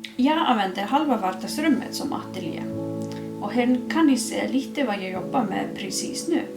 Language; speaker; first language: Swedish; non-native, fluent; Icelandic